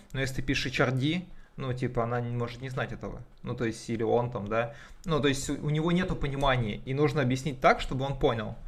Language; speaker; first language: Russian; native; Russian